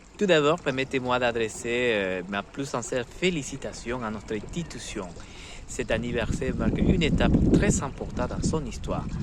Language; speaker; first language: French; non-native, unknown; Spanish